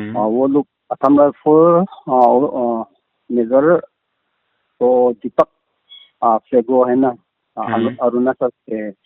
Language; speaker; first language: Hindi; non-native, local second language; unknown